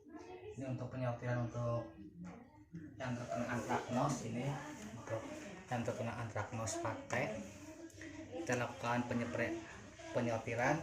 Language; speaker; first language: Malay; non-native, local second language; Javanese